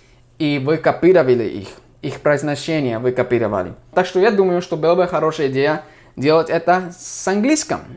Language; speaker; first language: Russian; non-native, fluent; English